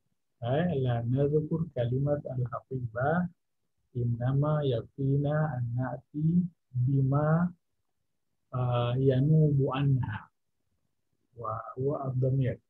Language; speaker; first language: Arabic; non-native, fluent; Indonesian